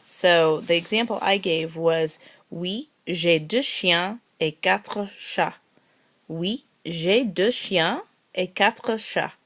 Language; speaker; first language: French; non-native, learner; English